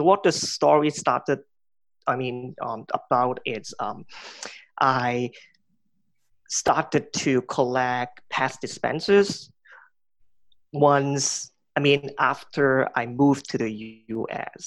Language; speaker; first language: English; non-native, local second language; Cantonese